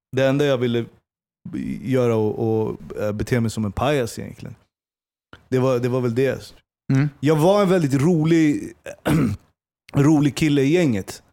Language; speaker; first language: Swedish; early bilingual, other home language; Persian